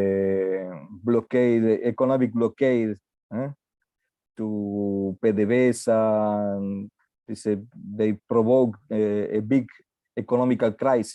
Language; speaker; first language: English; non-native, learner; Spanish